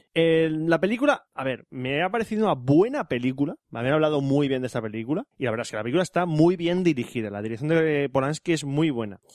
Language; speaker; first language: Spanish; native; Spanish